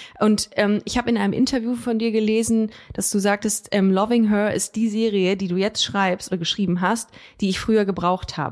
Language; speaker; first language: German; native; German